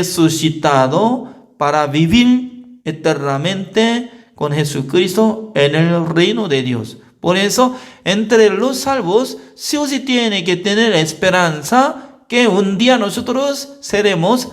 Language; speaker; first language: Spanish; non-native, learner; Korean